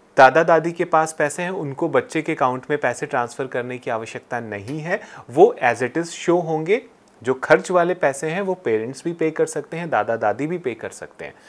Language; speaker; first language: Hindi; native; Hindi